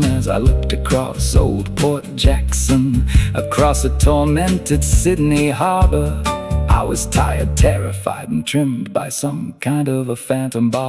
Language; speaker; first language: English; native; English